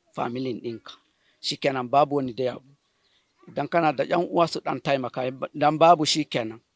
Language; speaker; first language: Hausa; non-native, local second language; Fula